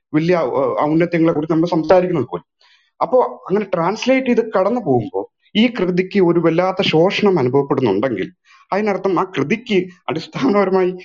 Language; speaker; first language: Malayalam; native; Malayalam